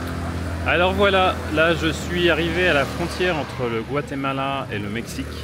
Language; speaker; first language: French; native; French